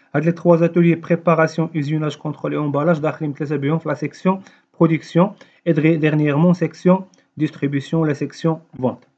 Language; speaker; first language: French; non-native, local second language; Arabic